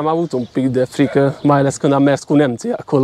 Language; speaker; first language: Romanian; non-native, local second language; Hungarian